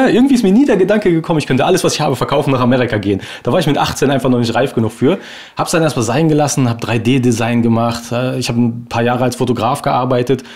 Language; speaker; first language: German; native; German